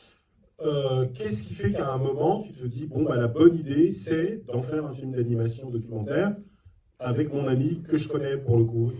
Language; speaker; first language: French; native; French